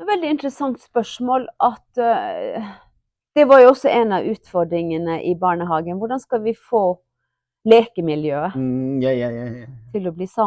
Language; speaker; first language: Norwegian; non-native, local second language; Northern Sami